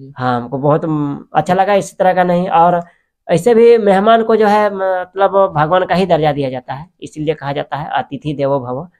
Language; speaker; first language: Hindi; native; Hindi